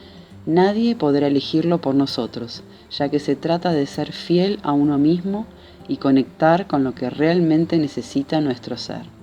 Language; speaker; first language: Spanish; native; Spanish